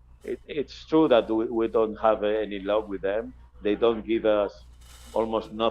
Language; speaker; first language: English; non-native, fluent; Spanish